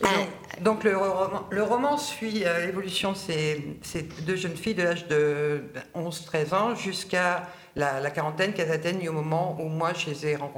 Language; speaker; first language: French; native; French